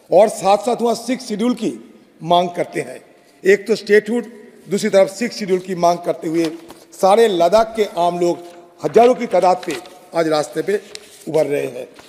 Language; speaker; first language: Hindi; native; Hindi